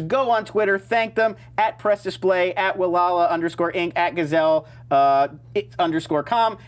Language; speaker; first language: English; native; English